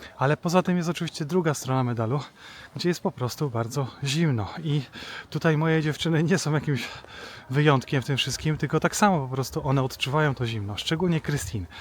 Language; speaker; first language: Polish; native; Polish